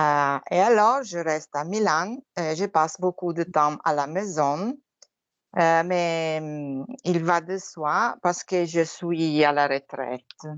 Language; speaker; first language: French; non-native, learner; Italian